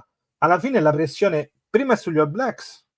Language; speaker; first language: Italian; native; Italian